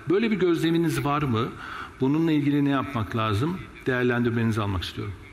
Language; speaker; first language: Turkish; native; Turkish